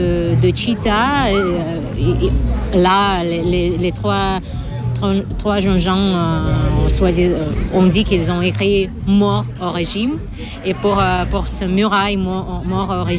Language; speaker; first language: French; non-native, fluent; Russian